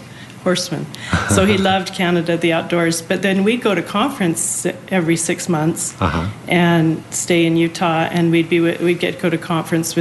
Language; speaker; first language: English; native; English